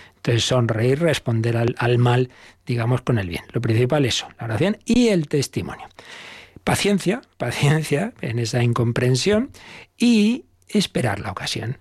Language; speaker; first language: Spanish; native; Spanish